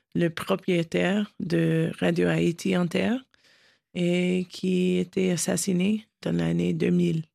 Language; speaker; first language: French; non-native, learner; English